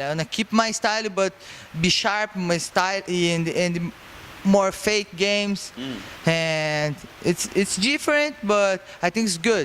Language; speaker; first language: English; non-native, learner; Portuguese